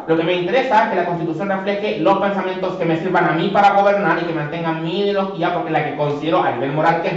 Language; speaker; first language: Spanish; native; Spanish